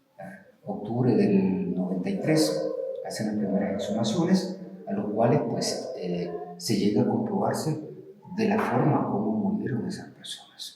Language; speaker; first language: Spanish; native; Spanish